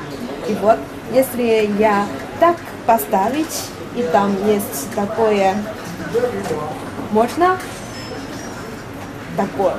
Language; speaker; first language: Russian; non-native, learner; Chinese